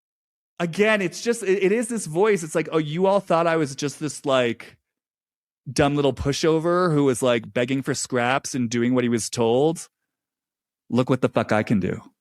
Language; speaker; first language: English; native; English